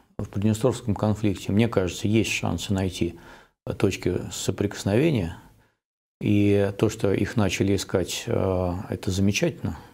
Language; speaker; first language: Russian; native; Russian